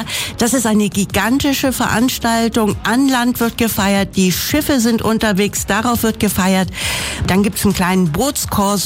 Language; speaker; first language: German; native; German